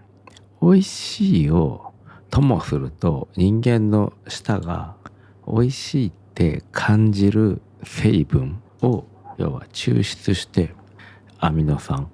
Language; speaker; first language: Japanese; native; Japanese